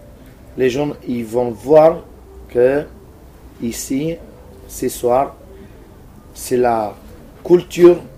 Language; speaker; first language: French; non-native, fluent; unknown